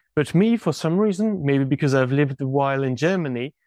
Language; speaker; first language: English; non-native, fluent; French